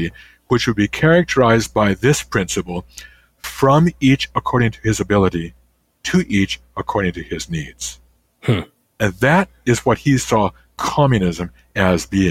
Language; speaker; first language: English; native; English